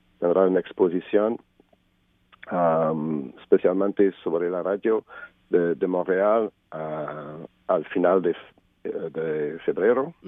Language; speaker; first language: Spanish; non-native, learner; French